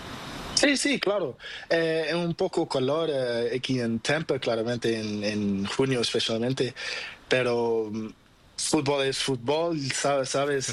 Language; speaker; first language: Spanish; non-native, learner; Portuguese